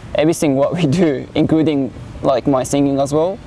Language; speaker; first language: English; non-native, learner; Japanese